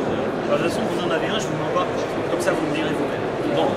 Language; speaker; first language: French; native; French